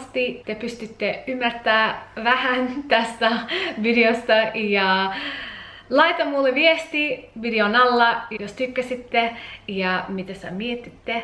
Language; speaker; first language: Finnish; non-native, learner; English